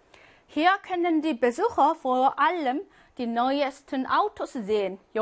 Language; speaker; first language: German; non-native, fluent; Korean